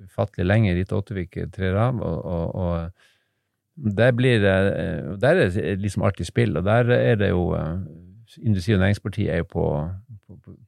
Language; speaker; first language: Norwegian; native; Norwegian